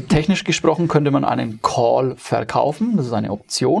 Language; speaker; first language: German; native; German